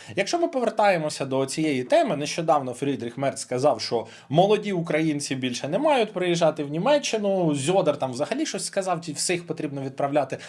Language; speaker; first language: Ukrainian; non-native, local second language; Russian